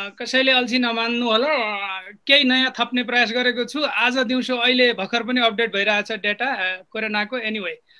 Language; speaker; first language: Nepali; non-native, local second language; Eastern Tamang